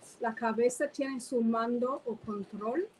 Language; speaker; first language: Spanish; non-native, fluent; English